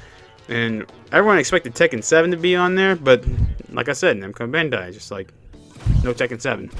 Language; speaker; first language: English; native; English